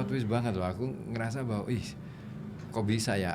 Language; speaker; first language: Indonesian; native; Indonesian